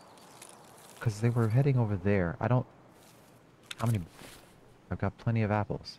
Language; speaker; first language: English; native; English